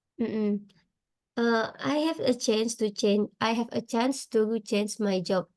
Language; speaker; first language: English; non-native, learner; Indonesian